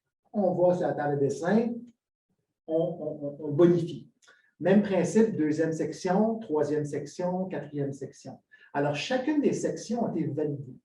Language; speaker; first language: French; native; French